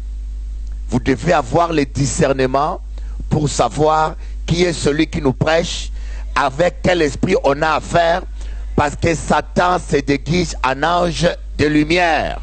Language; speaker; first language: French; non-native, local second language; Lingala